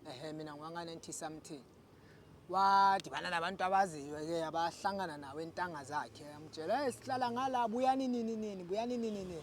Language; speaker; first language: Zulu; non-native, local second language; Southern Sotho